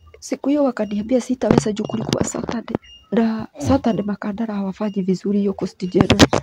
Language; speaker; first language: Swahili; non-native, local second language; Kikuyu